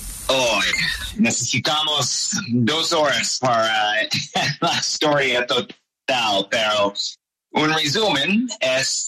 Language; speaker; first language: Spanish; non-native, learner; English